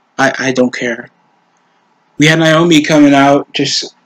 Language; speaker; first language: English; native; English